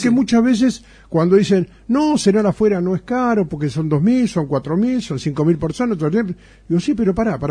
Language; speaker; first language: Spanish; native; Spanish